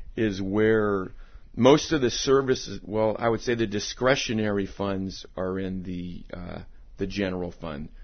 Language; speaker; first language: English; native; English